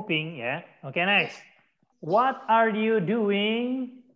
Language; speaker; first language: English; non-native, learner; Indonesian